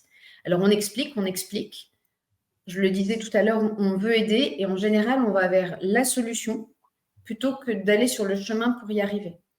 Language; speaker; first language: French; native; French